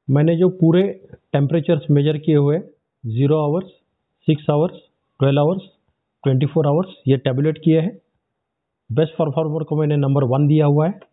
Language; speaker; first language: Hindi; non-native, local second language; Marathi